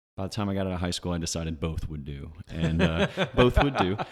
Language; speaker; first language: English; native; English